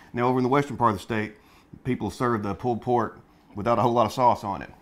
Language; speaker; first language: English; native; English